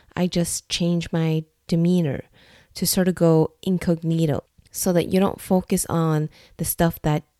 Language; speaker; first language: English; non-native, fluent; Norwegian